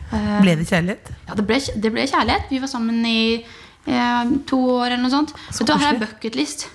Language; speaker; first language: Norwegian; native; Norwegian